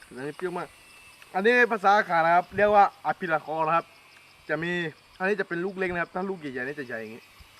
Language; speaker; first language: Thai; non-native, local second language; Akha